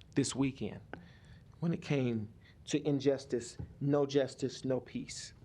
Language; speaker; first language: English; native; English